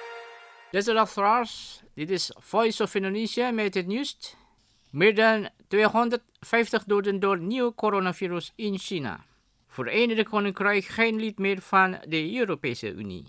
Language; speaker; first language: Dutch; non-native, fluent; Indonesian